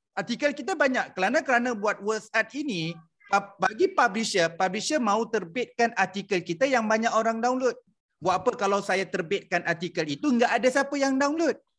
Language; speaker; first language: Malay; native; Malay